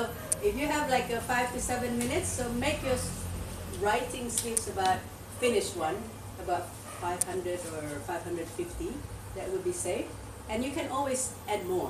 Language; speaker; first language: English; non-native, fluent; Indonesian